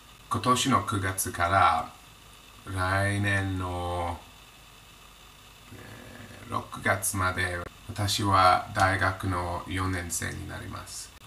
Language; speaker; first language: Japanese; non-native, learner; English